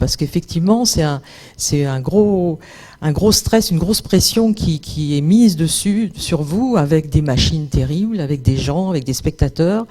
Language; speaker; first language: French; native; French